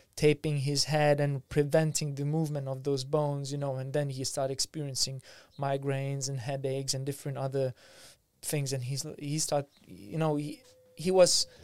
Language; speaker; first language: English; non-native, fluent; Lithuanian